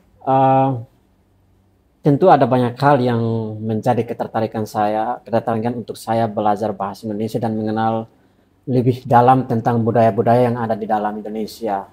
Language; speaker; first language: Indonesian; non-native, fluent; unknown